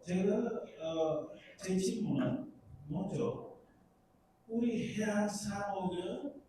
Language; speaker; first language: Korean; non-native, learner; Indonesian